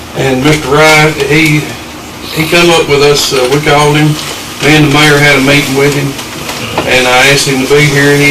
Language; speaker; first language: English; native; English